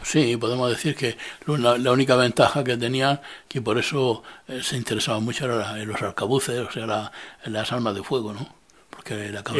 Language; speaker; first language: Spanish; native; Spanish